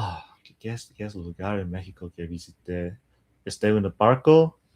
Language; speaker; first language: Spanish; non-native, learner; English